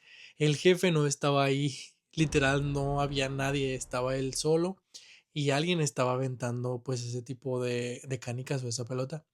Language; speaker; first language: Spanish; native; Spanish